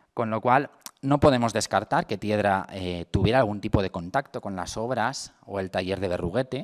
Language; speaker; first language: Spanish; native; Spanish